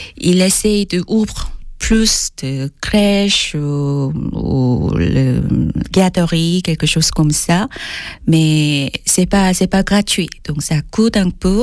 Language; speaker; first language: French; non-native, fluent; Korean